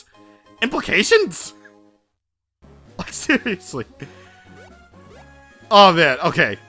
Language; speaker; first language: English; native; English